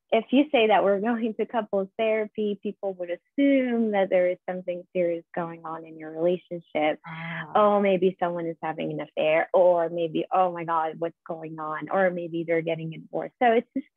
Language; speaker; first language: English; non-native, fluent; Persian